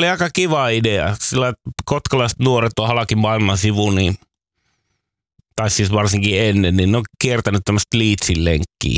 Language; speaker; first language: Finnish; native; Finnish